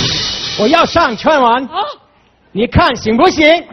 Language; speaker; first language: Chinese; non-native, fluent; English